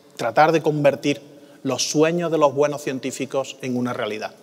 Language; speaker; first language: Spanish; native; Spanish